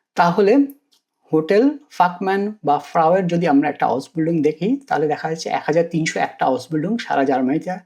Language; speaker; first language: Bangla; native; Bangla